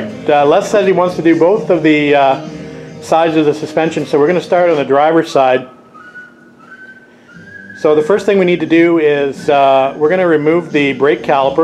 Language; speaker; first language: English; native; English